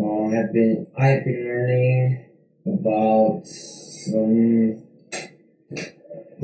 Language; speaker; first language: English; non-native, learner; Korean